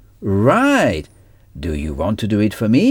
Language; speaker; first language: English; non-native, fluent; French